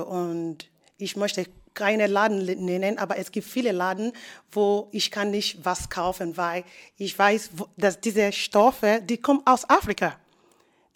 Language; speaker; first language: German; non-native, fluent; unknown